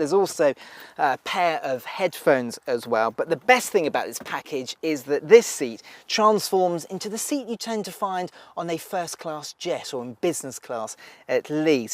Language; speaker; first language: English; native; English